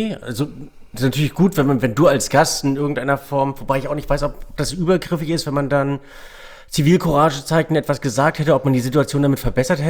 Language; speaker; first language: German; native; German